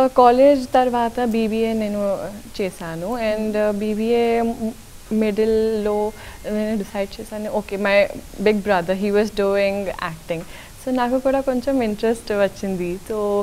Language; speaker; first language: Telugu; non-native, local second language; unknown